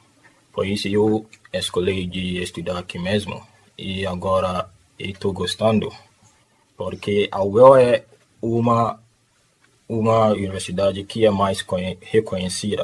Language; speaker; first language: Portuguese; non-native, learner; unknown